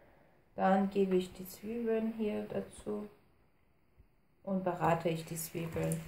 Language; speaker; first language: German; non-native, fluent; Persian